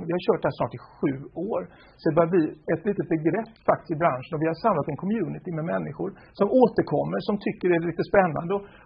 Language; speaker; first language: Swedish; native; Swedish